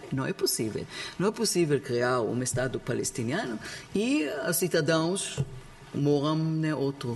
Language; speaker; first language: Portuguese; non-native, learner; Hebrew